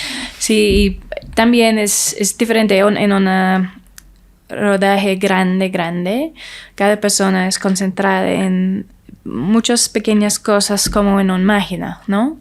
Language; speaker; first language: Spanish; non-native, learner; English